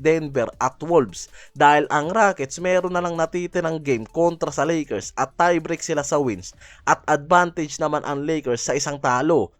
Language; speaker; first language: Filipino; native; Filipino